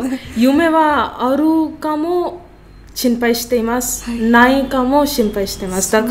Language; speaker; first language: Japanese; non-native, learner; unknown